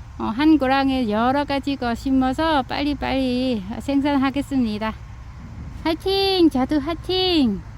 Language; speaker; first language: Korean; non-native, learner; Vietnamese